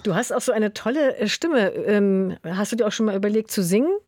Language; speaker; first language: German; native; German